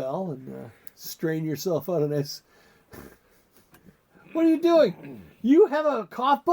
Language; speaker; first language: English; native; English